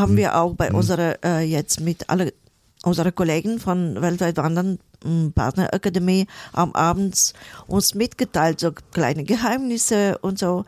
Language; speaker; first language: German; non-native, fluent; Bulgarian